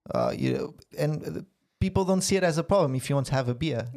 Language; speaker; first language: English; non-native, fluent; Portuguese